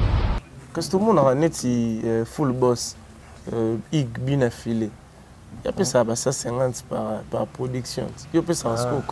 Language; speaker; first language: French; non-native, local second language; Lingala